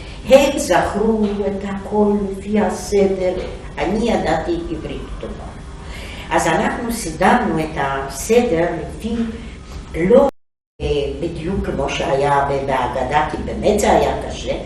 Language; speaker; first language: Hebrew; non-native, fluent; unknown